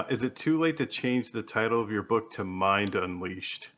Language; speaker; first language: English; native; English